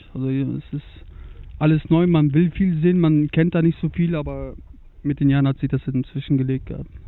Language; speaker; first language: German; early bilingual, other home language; Turkish